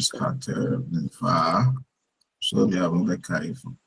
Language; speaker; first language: German; non-native, learner; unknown